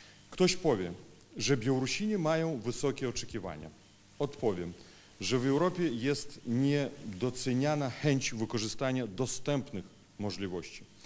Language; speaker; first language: Polish; non-native, fluent; Russian